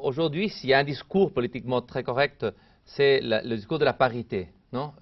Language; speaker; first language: French; non-native, fluent; Spanish